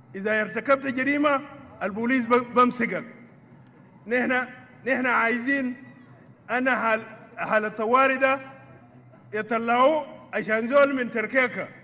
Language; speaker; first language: Arabic; non-native, local second language; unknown